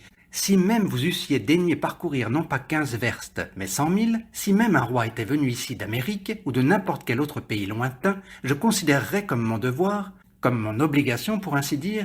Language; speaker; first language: French; native; French